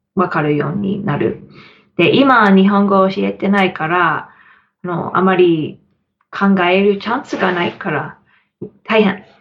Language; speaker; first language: Japanese; non-native, learner; English